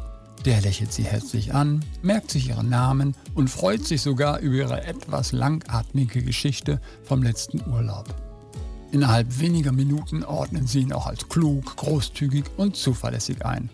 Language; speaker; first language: German; native; German